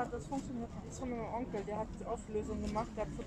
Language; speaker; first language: German; native; German